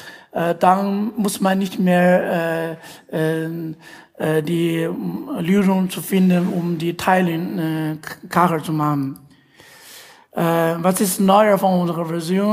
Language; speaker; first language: German; non-native, learner; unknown